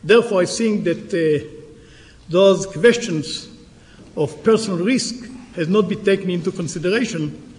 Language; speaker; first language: English; non-native, fluent; Hebrew